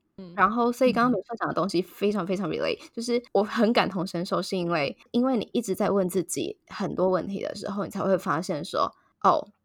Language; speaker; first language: Chinese; native; Chinese